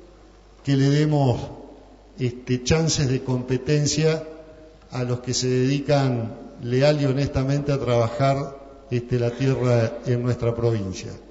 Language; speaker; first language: Spanish; native; Spanish